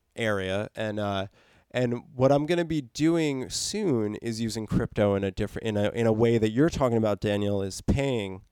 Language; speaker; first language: English; native; English